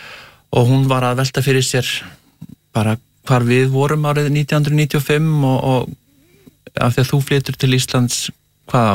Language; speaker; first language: Icelandic; native; Icelandic